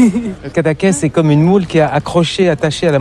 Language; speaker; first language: French; native; French